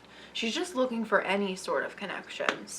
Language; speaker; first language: English; native; English